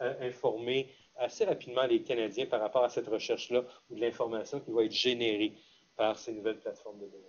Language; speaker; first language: French; native; French